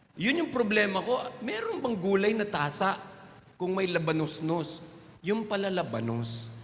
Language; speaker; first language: Filipino; non-native, local second language; Waray